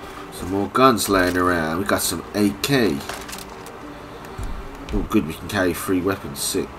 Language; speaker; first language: English; native; English